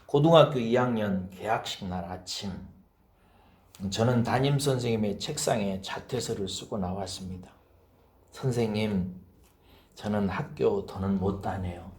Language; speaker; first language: Korean; native; Korean